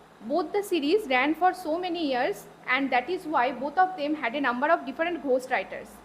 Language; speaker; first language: English; non-native, local second language; Bangla